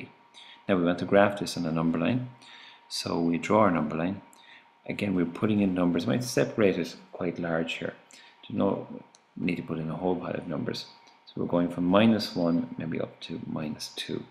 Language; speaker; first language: English; native; English